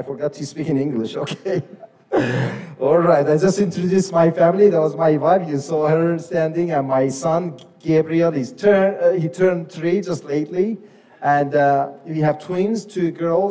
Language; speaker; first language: English; non-native, fluent; Persian